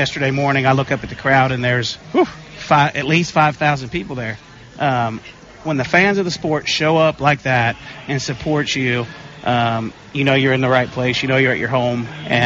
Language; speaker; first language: English; native; English